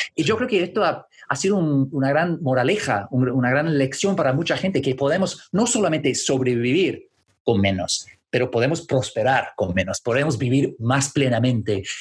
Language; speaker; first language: Spanish; non-native, fluent; English